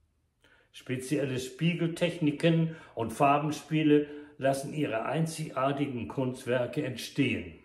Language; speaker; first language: German; native; German